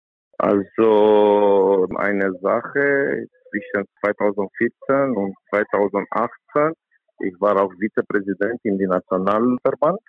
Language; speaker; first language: German; non-native, learner; Romanian